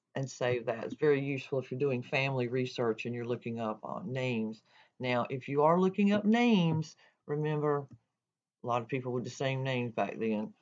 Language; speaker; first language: English; native; English